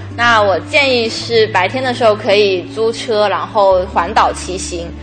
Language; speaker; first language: Chinese; native; Chinese